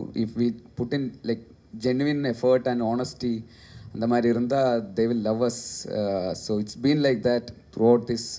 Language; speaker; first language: Tamil; non-native, learner; Malayalam